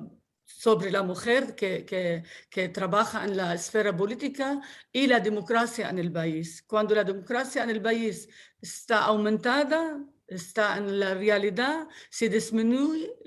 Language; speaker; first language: Spanish; non-native, fluent; Arabic